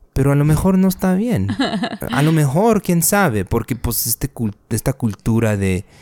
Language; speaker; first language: Spanish; early bilingual, other home language; English